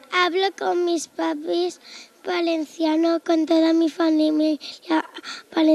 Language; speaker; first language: Spanish; non-native, local second language; Catalan